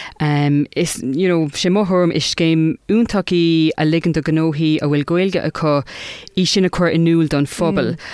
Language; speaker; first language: Irish; non-native, local second language; English